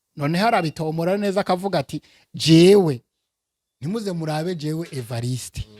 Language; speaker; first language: Rundi; early bilingual, heritage; Rundi